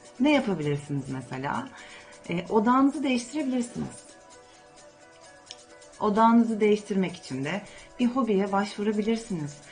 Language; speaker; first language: Turkish; native; Turkish